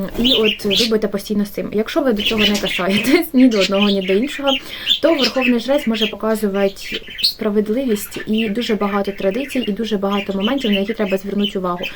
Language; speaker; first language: Ukrainian; native; Ukrainian